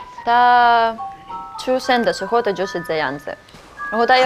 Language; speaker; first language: Chinese; non-native, fluent; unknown